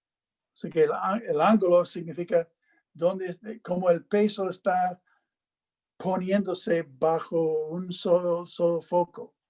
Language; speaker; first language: Spanish; non-native, fluent; English